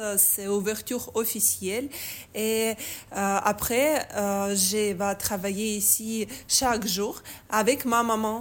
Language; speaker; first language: French; non-native, learner; Ukrainian